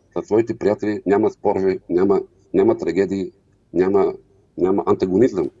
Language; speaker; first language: Bulgarian; non-native, local second language; Turkish